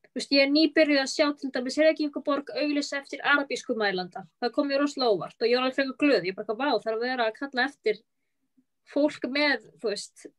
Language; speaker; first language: Icelandic; early bilingual, other home language; Arabic